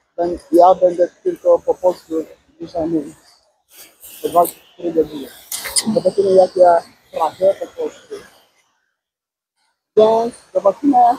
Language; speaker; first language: Polish; non-native, learner; English